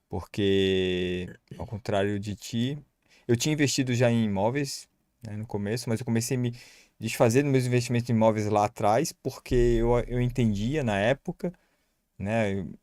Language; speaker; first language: Portuguese; native; Portuguese